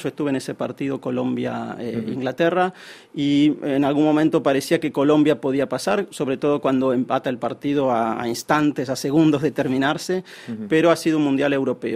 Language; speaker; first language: Spanish; native; Spanish